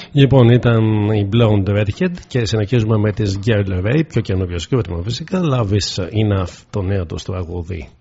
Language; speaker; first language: Greek; native; Greek